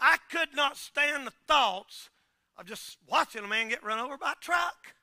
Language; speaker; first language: English; native; English